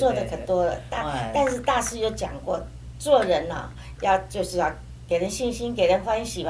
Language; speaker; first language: Chinese; native; Chinese